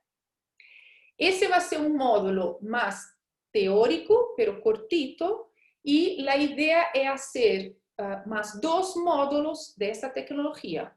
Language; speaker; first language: Spanish; non-native, fluent; Portuguese